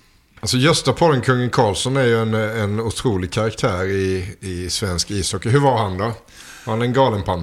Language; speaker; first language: Swedish; native; Swedish